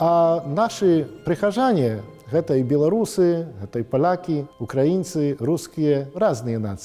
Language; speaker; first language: Polish; non-native, local second language; Belarusian